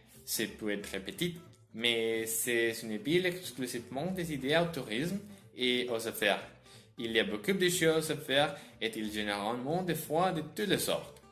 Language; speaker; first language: French; non-native, learner; Spanish